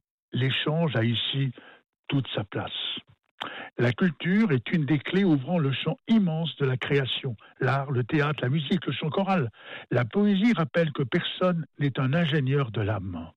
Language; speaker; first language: French; native; French